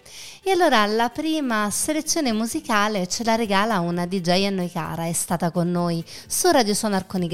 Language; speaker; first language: Italian; native; Italian